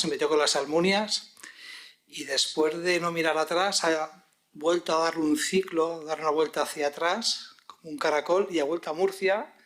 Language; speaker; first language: Spanish; native; Spanish